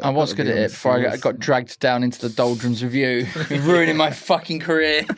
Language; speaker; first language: English; native; English